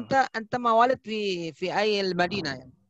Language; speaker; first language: Arabic; non-native, fluent; Indonesian